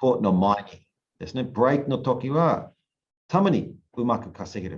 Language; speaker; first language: Japanese; non-native, learner; English